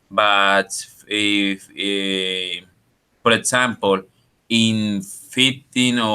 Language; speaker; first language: English; non-native, learner; Spanish